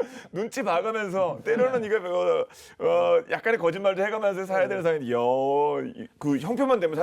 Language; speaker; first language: Korean; native; Korean